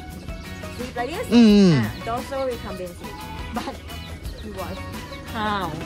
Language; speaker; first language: English; non-native, learner; Thai